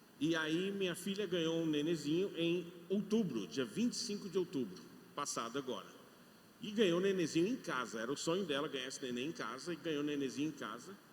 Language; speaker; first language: Portuguese; non-native, fluent; English